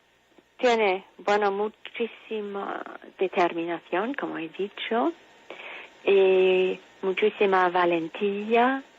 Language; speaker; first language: Spanish; non-native, fluent; English